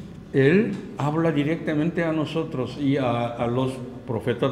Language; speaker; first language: Spanish; non-native, learner; Korean